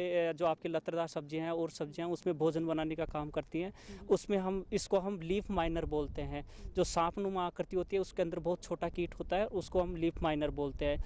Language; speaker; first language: Hindi; native; Hindi